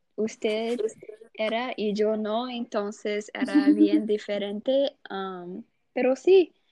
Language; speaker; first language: Spanish; non-native, learner; Portuguese